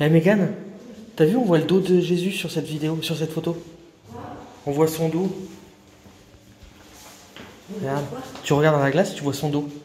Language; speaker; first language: French; native; French